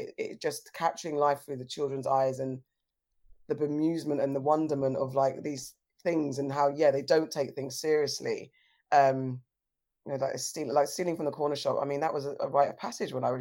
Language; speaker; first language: English; native; English